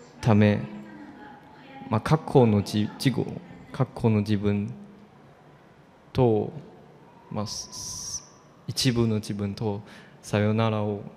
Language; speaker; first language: Japanese; non-native, fluent; Chinese